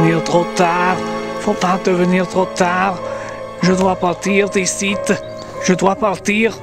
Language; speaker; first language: French; non-native, learner; English